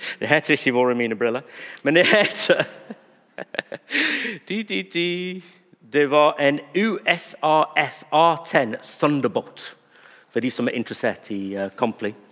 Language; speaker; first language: Norwegian; non-native, fluent; English